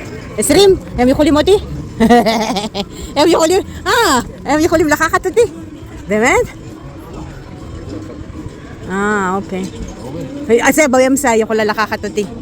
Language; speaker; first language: Hebrew; non-native, learner; Filipino